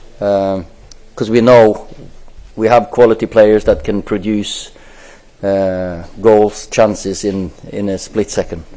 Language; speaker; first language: English; non-native, fluent; Norwegian